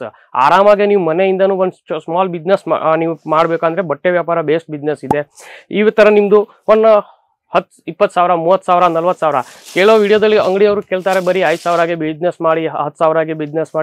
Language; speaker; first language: Kannada; non-native, fluent; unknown